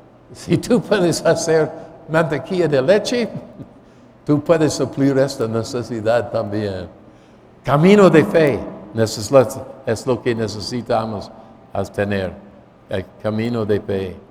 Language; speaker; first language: Spanish; non-native, fluent; English